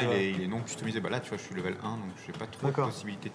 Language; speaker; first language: French; native; French